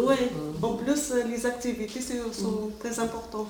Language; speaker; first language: French; non-native, learner; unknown